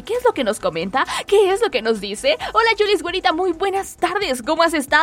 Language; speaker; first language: Spanish; native; Spanish